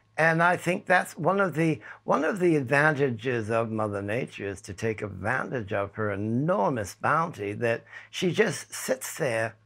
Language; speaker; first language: English; native; English